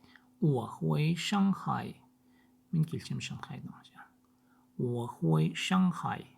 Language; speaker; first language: Chinese; non-native, learner; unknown